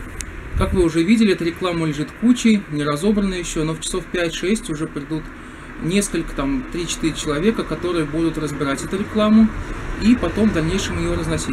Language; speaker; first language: Russian; native; Russian